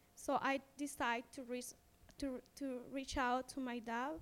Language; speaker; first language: English; non-native, fluent; Spanish